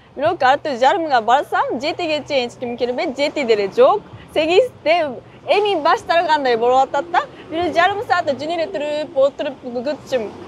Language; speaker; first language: Kyrgyz; non-native, fluent; Japanese